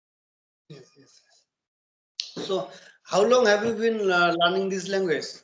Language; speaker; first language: English; non-native, learner; Bangla